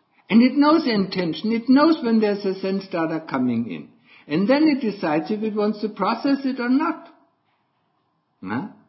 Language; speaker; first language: English; non-native, fluent; German